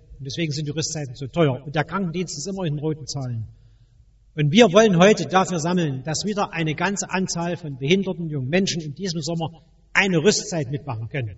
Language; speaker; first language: German; native; German